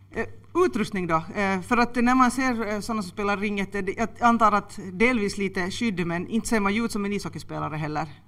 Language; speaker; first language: Swedish; native; Swedish